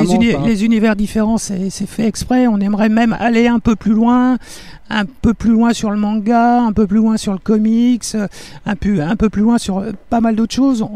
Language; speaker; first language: French; native; French